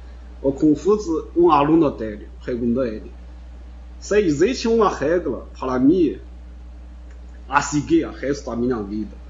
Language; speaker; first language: Portuguese; non-native, fluent; Chinese